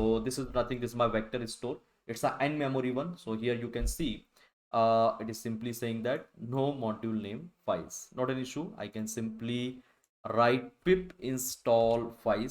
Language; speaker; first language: English; non-native, local second language; Hindi